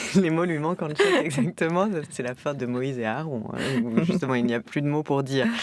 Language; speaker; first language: French; native; French